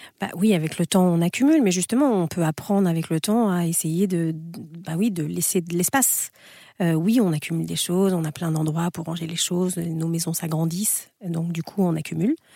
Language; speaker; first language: French; native; French